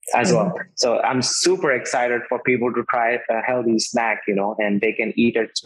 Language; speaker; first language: English; non-native, local second language; Hindi